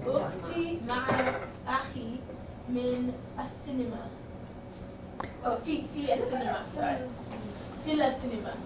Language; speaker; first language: Arabic; non-native, learner; English